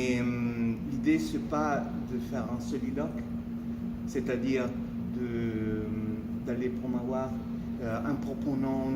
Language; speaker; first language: French; non-native, fluent; Italian